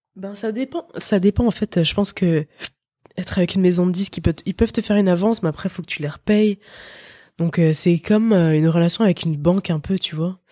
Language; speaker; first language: French; native; French